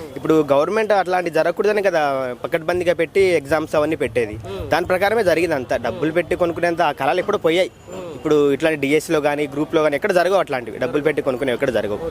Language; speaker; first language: Telugu; non-native, local second language; Lambadi